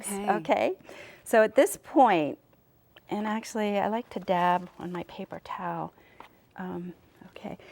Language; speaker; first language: English; native; English